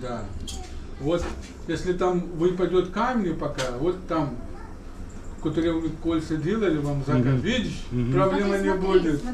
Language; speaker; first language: Russian; non-native, learner; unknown